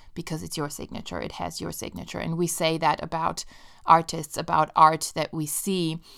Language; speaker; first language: English; non-native, fluent; Italian